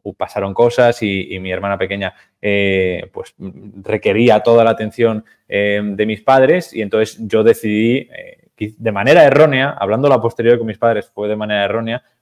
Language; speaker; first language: Spanish; native; Spanish